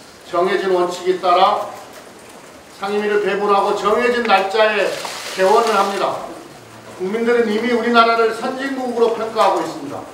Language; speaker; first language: Korean; native; Korean